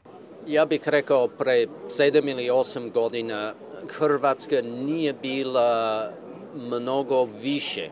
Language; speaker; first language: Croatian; non-native, fluent; English